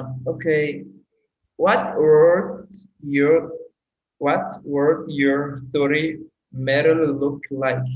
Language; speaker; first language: English; non-native, learner; Portuguese